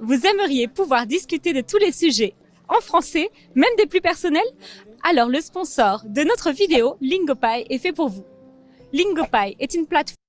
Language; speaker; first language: French; native; French